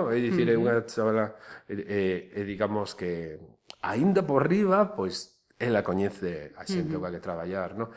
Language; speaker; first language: Galician; native; Galician